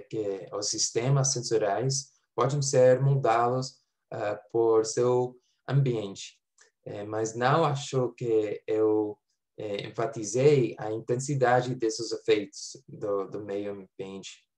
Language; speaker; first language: Portuguese; non-native, fluent; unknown